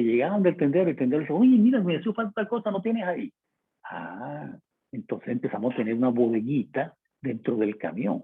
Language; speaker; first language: Spanish; native; Spanish